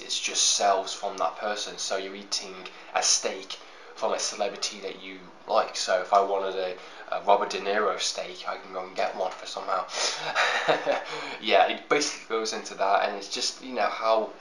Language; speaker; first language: English; native; English